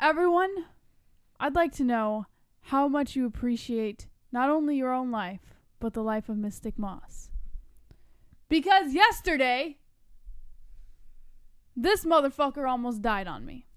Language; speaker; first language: English; native; English